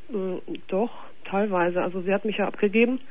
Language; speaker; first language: German; native; German